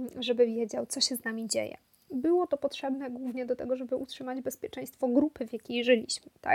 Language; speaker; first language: Polish; native; Polish